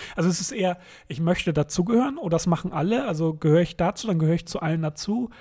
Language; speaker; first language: German; native; German